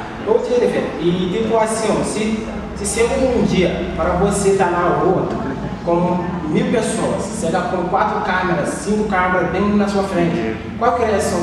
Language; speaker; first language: Portuguese; non-native, learner; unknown